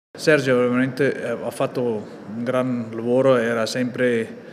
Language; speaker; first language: Italian; non-native, fluent; Afrikaans